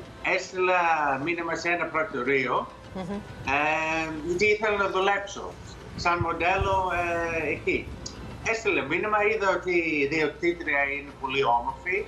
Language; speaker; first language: Greek; non-native, fluent; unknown